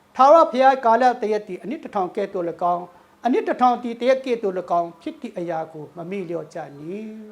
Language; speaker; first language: Burmese; non-native, local second language; Thado Chin